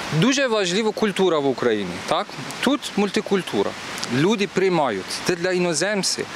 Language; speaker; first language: Ukrainian; non-native, learner; Persian